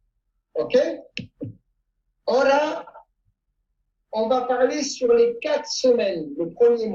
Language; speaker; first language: French; non-native, fluent; Italian